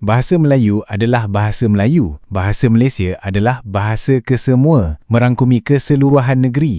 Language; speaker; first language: Malay; native; Malay